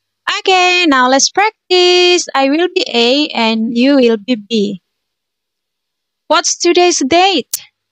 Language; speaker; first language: English; non-native, fluent; Indonesian